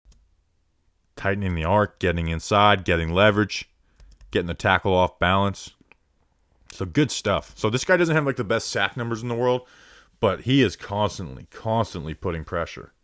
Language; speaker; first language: English; native; English